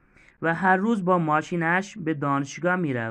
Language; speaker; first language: Persian; non-native, fluent; Urdu